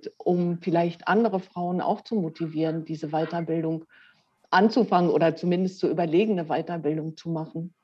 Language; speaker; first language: German; native; German